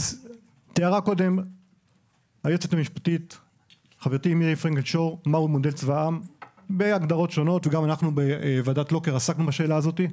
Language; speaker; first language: Hebrew; native; Hebrew